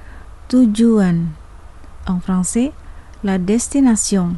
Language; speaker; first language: French; non-native, fluent; Indonesian